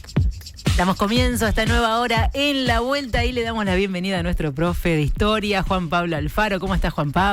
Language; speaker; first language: Spanish; native; Spanish